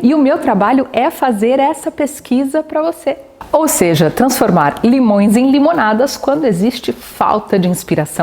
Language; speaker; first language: Portuguese; native; Portuguese